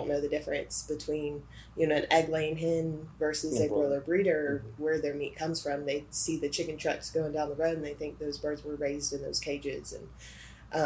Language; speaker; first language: English; native; English